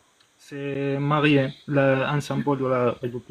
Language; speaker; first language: French; non-native, fluent; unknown